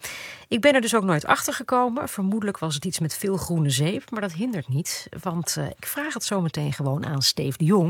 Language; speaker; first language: Dutch; native; Dutch